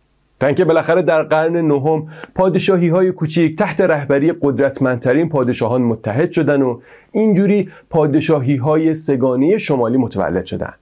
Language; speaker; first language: Persian; native; Persian